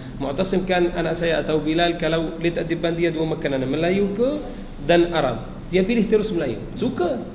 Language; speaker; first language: Malay; non-native, fluent; Arabic